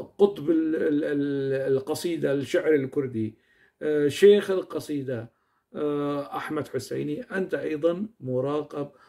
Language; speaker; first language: Arabic; non-native, local second language; Kurdish